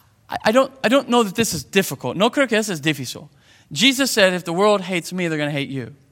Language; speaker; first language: English; native; English